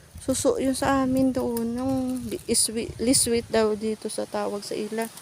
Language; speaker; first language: Filipino; non-native, local second language; Hiligaynon